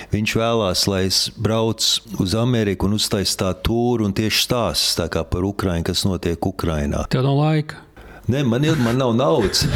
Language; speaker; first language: Latvian; early bilingual, heritage; Latvian